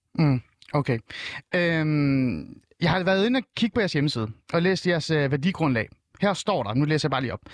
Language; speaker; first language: Danish; early bilingual, other home language; Persian